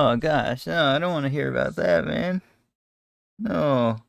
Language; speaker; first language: English; native; English